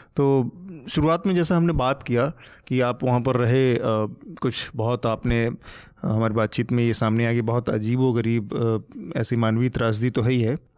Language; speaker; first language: Hindi; native; Hindi